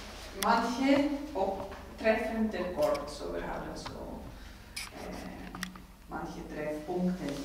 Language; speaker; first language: German; non-native, fluent; Greek